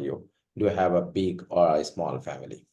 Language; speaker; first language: English; non-native, fluent; Bangla